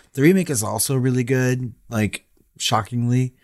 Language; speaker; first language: English; native; English